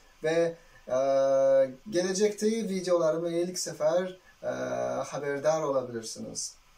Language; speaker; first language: Turkish; non-native, fluent; Uzbek